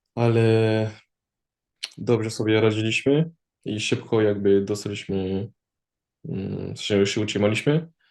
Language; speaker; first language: Polish; early bilingual, heritage; Polish